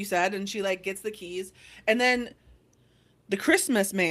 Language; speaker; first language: English; native; English